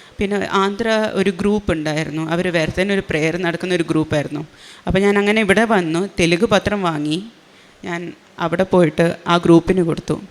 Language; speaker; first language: Malayalam; native; Malayalam